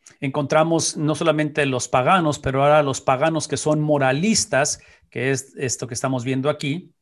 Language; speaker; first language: Spanish; native; Spanish